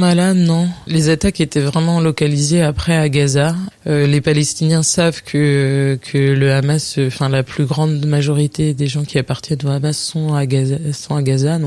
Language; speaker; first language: French; native; French